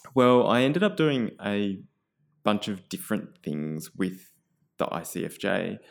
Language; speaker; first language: English; native; English